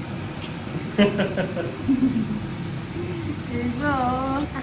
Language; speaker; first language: English; non-native, fluent; Japanese